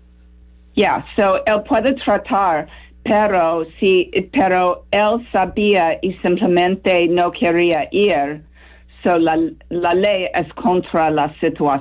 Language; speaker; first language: Spanish; non-native, fluent; English